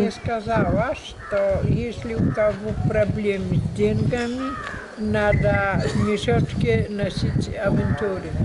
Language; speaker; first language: Russian; non-native, learner; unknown